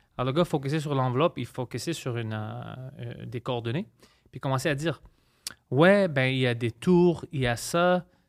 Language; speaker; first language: French; early bilingual, other home language; Greek